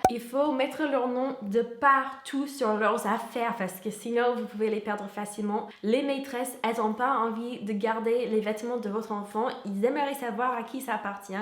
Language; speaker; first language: French; non-native, fluent; English